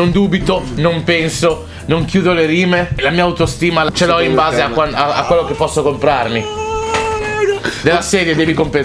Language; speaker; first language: Italian; native; Italian